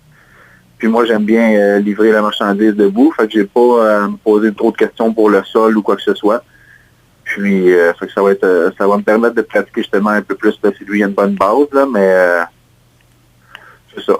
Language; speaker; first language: French; native; French